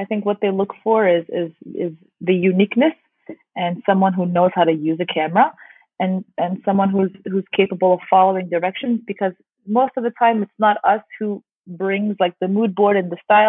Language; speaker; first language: English; early bilingual, other home language; Arabic